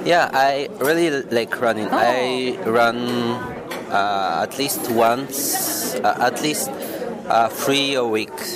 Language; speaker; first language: English; non-native, fluent; Malagasy